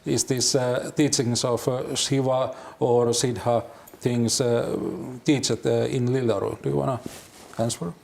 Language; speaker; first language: English; non-native, learner; Finnish